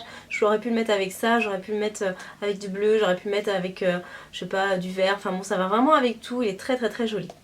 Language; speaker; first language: French; native; French